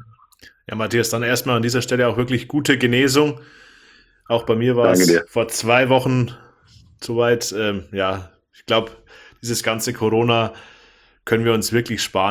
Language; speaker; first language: German; native; German